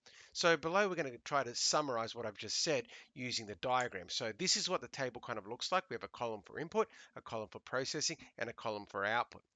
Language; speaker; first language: English; native; English